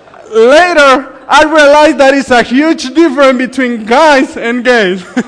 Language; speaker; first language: English; non-native, learner; Spanish